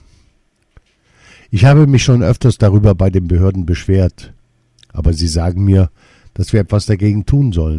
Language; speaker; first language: German; early bilingual, other home language; Arabic